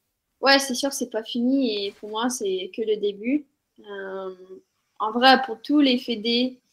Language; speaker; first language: French; non-native, fluent; English